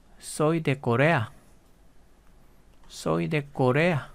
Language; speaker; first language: Spanish; non-native, fluent; Korean